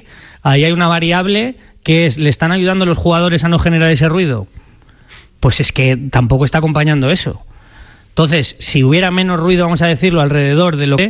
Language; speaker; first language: Spanish; native; Spanish